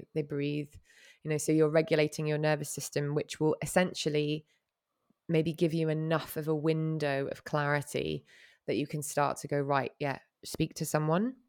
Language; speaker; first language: English; native; English